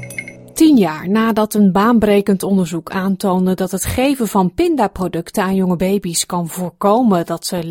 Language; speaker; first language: Dutch; native; Dutch